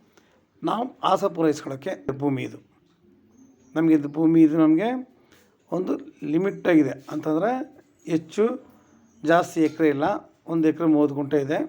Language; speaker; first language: Kannada; native; Kannada